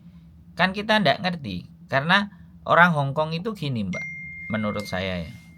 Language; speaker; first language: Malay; non-native, local second language; Javanese